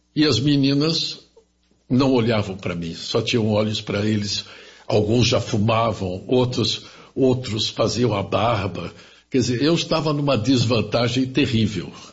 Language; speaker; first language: Portuguese; early bilingual, other home language; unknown